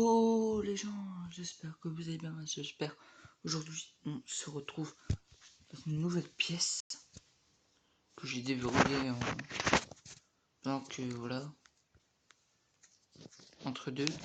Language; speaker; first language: French; native; French